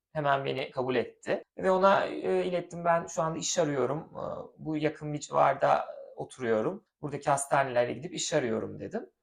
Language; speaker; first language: Turkish; native; Turkish